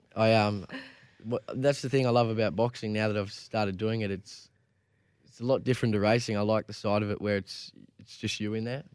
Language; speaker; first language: English; native; English